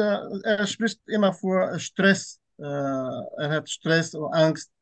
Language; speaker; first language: German; non-native, fluent; Turkish